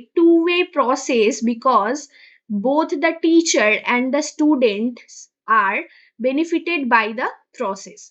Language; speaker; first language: English; non-native, local second language; Bangla